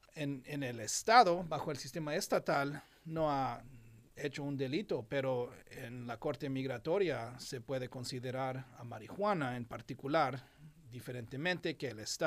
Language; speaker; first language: Spanish; non-native, fluent; English